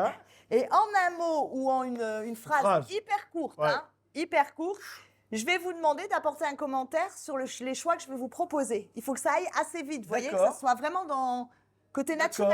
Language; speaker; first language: French; native; French